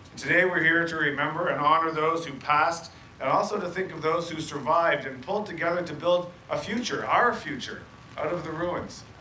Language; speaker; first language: English; native; English